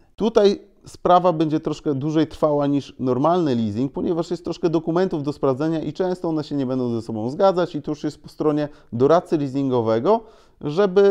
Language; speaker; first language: Polish; native; Polish